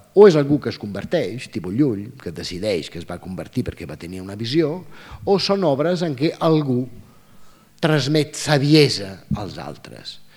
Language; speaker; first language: Catalan; non-native, fluent; Italian